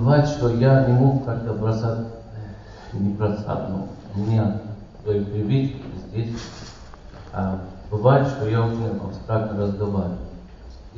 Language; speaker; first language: Russian; non-native, learner; Persian